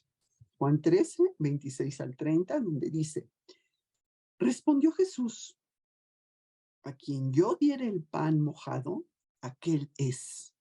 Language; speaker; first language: Spanish; native; Spanish